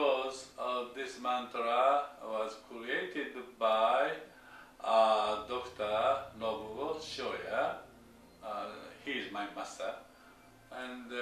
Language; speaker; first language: English; non-native, learner; Japanese